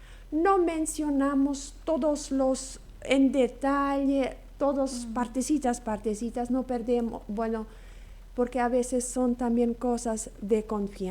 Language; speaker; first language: Spanish; non-native, local second language; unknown